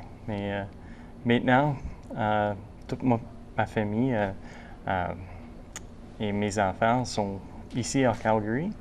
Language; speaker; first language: French; non-native, local second language; English